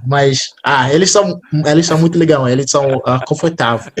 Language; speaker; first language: Portuguese; non-native, fluent; English